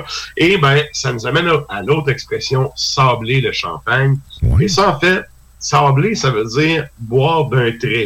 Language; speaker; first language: French; native; French